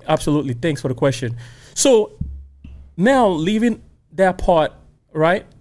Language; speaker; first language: English; non-native, local second language; Igbo